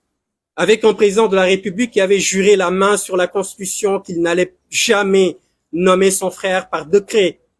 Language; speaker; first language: French; non-native, local second language; Wolof